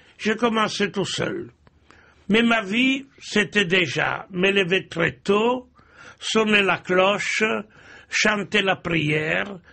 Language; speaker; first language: French; non-native, fluent; Italian